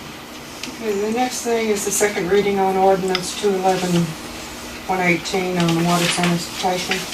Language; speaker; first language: English; native; English